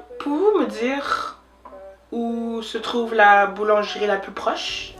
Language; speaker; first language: French; native; French